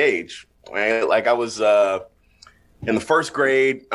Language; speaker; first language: English; native; English